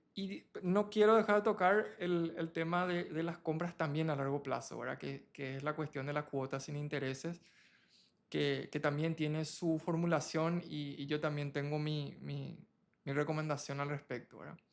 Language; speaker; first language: Spanish; native; Spanish